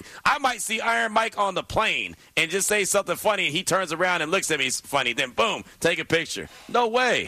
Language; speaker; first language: English; native; English